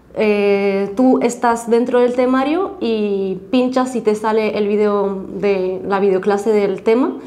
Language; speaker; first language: Spanish; non-native, fluent; Arabic